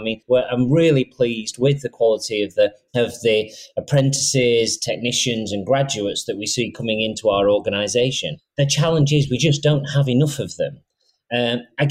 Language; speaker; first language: English; native; English